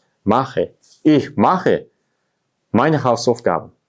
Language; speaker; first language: German; non-native, fluent; Uzbek